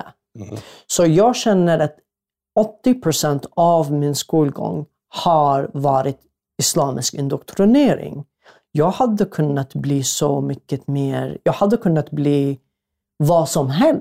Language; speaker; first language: Swedish; non-native, fluent; Arabic